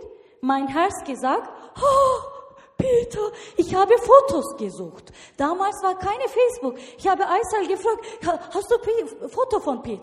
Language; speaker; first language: German; non-native, learner; Turkish